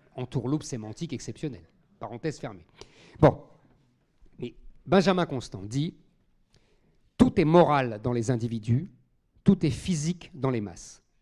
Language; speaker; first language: French; native; French